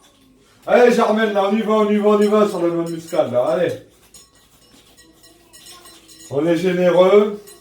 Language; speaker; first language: French; native; French